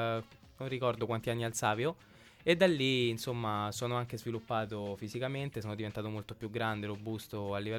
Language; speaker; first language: Italian; native; Italian